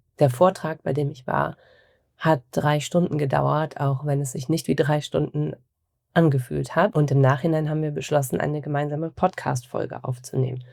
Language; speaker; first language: German; native; German